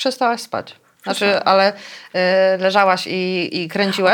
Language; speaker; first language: Polish; native; Polish